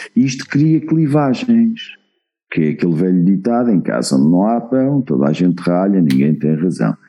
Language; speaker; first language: Portuguese; native; Portuguese